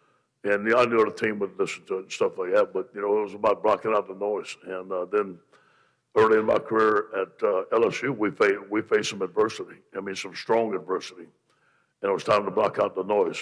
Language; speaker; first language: English; native; English